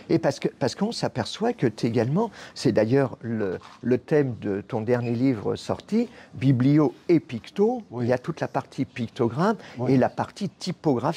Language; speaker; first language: French; native; French